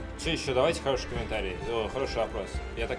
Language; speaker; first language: Russian; native; Russian